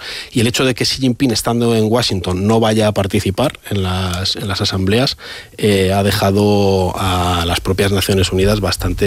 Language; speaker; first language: Spanish; native; Spanish